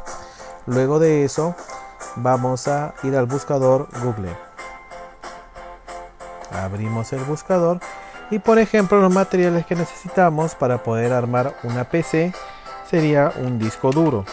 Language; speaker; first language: Spanish; native; Spanish